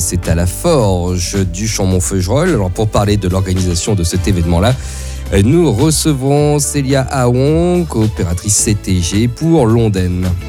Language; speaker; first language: French; native; French